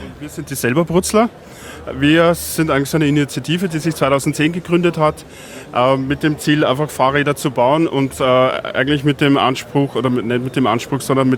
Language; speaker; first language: German; native; German